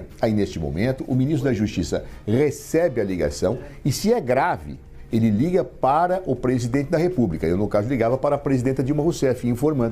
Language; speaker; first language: Portuguese; native; Portuguese